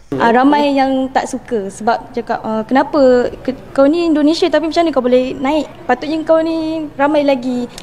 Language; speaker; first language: Malay; early bilingual, other home language; Indonesian